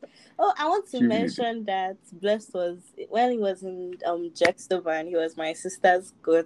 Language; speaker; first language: English; non-native, local second language; Yoruba